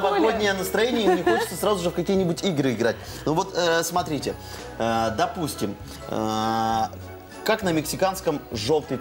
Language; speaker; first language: Russian; native; Russian